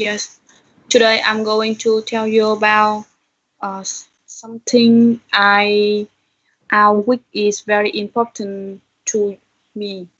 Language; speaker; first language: English; non-native, learner; Vietnamese